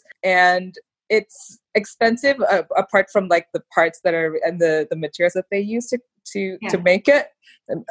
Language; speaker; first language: English; non-native, local second language; Filipino